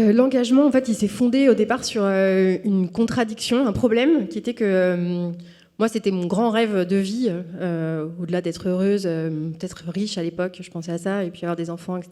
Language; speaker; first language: French; native; French